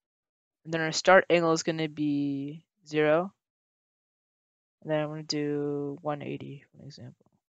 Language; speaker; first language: English; native; English